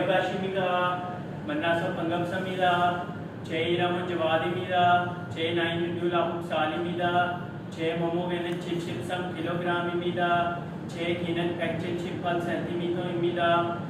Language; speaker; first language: Korean; non-native, learner; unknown